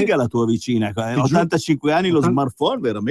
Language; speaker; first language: Italian; native; Italian